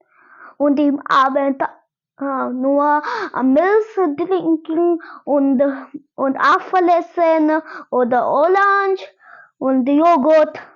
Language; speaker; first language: German; non-native, learner; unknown